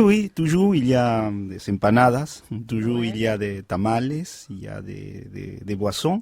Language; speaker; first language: French; non-native, fluent; Spanish